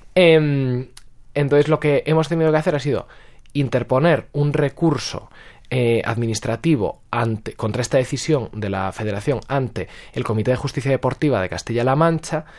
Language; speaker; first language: Spanish; native; Spanish